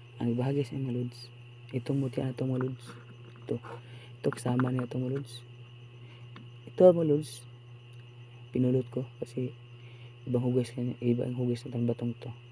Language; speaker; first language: Filipino; non-native, local second language; Cebuano